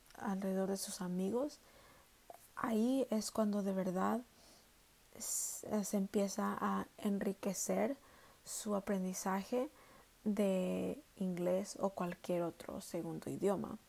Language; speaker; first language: Spanish; early bilingual, heritage; Spanish